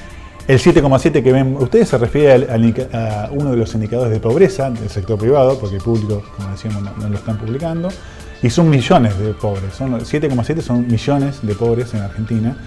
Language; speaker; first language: Spanish; native; Spanish